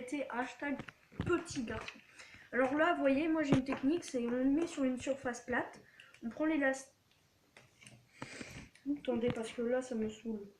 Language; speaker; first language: French; native; French